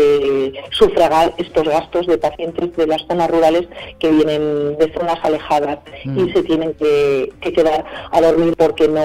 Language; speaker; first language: Spanish; native; Spanish